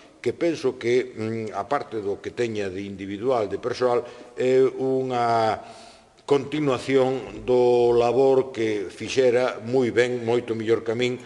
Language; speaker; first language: Galician; non-native, local second language; Spanish